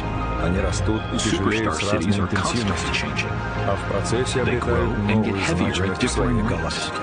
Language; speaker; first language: Russian; native; Russian